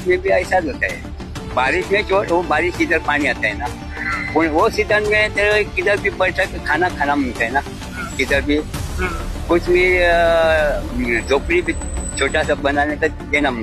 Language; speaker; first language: Hindi; non-native, local second language; Konkani